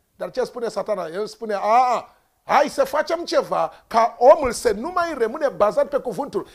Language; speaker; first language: Romanian; non-native, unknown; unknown